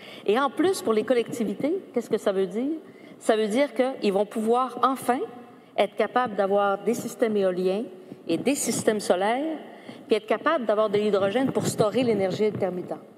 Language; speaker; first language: French; native; French